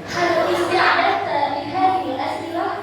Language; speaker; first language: Arabic; non-native, fluent; Indonesian